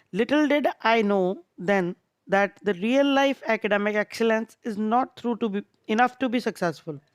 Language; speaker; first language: English; non-native, local second language; Punjabi